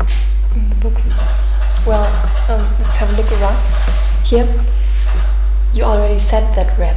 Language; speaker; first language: English; non-native, fluent; German